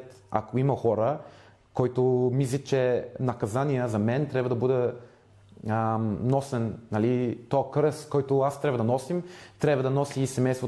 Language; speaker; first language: Bulgarian; non-native, fluent; English